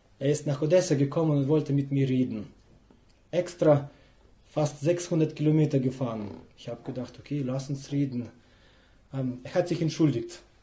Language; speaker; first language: German; non-native, fluent; Russian